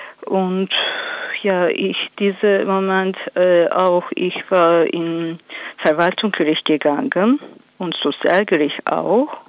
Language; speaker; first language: German; non-native, learner; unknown